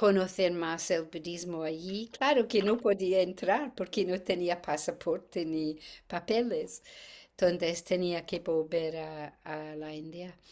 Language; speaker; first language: Spanish; non-native, fluent; English